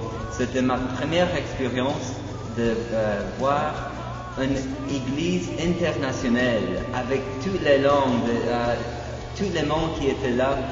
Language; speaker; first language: French; non-native, fluent; Polish